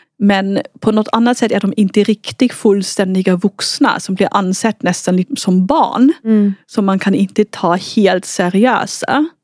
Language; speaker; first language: Swedish; non-native, fluent; German